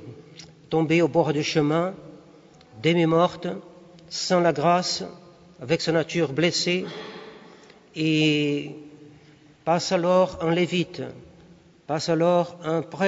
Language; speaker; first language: French; non-native, fluent; Portuguese